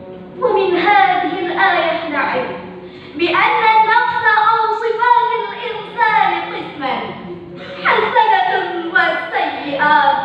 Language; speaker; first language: Arabic; non-native, fluent; Indonesian